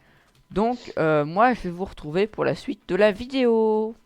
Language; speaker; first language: French; native; French